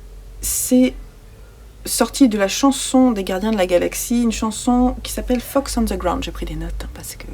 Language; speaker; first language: French; native; French